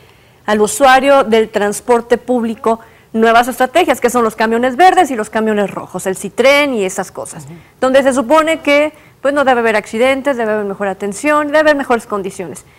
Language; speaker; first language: Spanish; native; Spanish